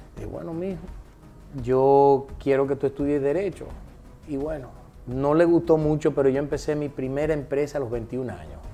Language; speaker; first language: Spanish; early bilingual, heritage; Spanish